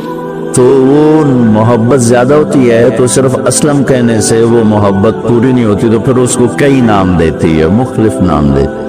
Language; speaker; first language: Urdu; non-native, local second language; Saraiki